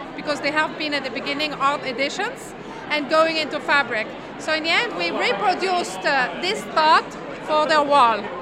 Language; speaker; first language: English; non-native, fluent; Italian